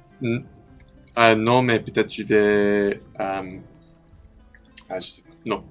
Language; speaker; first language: French; non-native, learner; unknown